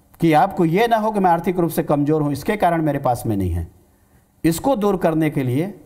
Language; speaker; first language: Hindi; native; Hindi